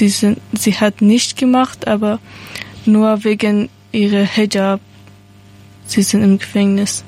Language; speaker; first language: German; non-native, learner; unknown